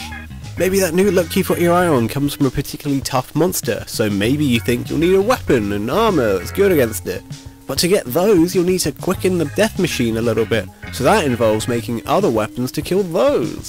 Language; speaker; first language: English; native; English